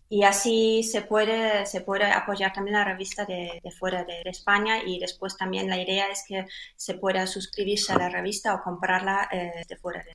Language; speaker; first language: Spanish; non-native, fluent; German